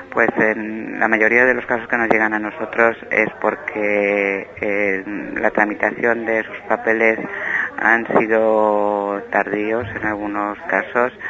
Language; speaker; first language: Spanish; native; Spanish